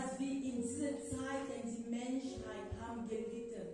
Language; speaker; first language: German; non-native, fluent; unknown